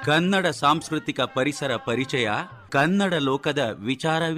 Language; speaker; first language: Kannada; native; Kannada